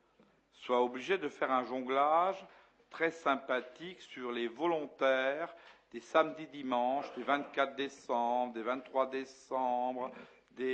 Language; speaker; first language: French; native; French